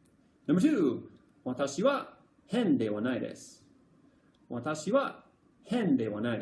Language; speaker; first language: Japanese; non-native, fluent; English